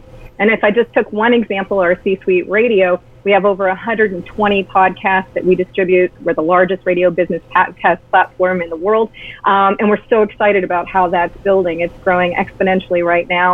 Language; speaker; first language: English; native; English